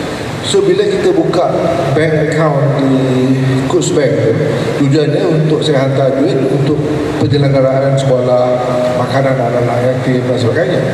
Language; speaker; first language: Malay; native; Malay